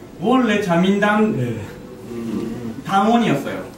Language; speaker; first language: Korean; non-native, learner; Japanese